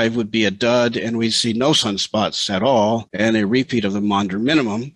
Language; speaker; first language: English; native; English